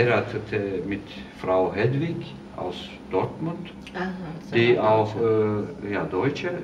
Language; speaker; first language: German; non-native, fluent; Turkish